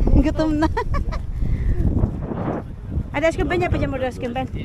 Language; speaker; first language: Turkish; non-native, learner; Filipino